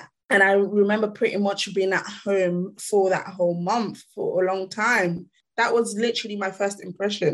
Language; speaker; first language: English; non-native, local second language; Krio